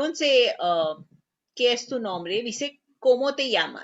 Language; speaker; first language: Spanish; non-native, fluent; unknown